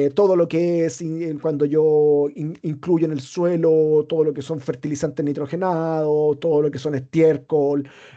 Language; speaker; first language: Spanish; native; Spanish